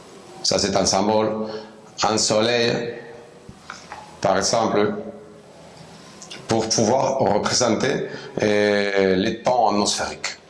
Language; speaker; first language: French; non-native, fluent; Spanish